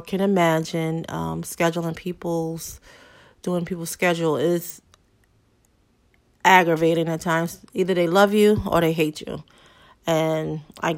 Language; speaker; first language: English; native; English